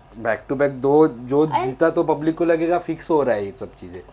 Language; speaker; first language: Hindi; non-native, local second language; Marathi